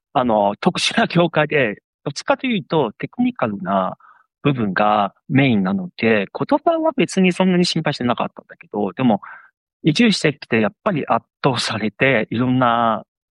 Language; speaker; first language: Japanese; non-native, fluent; Chinese